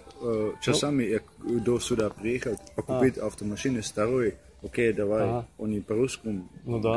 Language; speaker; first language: Russian; non-native, learner; Czech